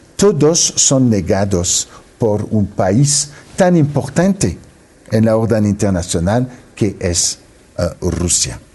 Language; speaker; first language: Spanish; non-native, fluent; French